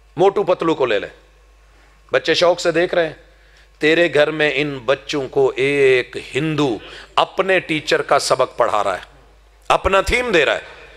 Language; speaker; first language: Urdu; non-native, local second language; Punjabi